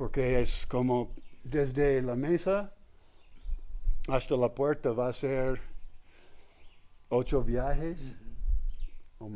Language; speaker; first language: Spanish; non-native, learner; English